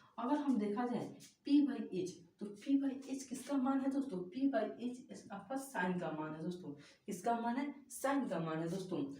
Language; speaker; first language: Hindi; native; Hindi